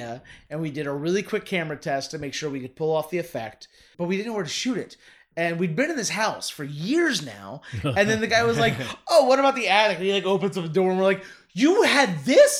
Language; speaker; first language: English; native; English